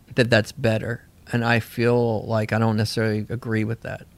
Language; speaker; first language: English; native; English